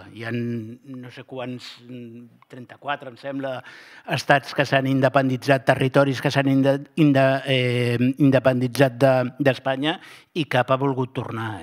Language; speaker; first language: Catalan; native; Catalan